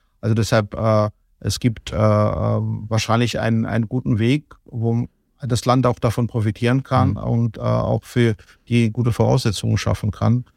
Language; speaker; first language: German; non-native, fluent; Georgian